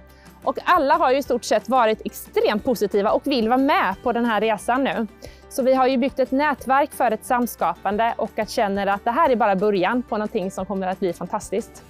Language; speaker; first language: Swedish; native; Swedish